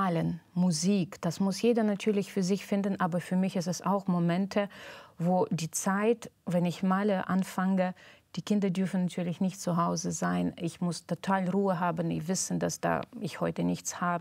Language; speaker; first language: German; non-native, fluent; Russian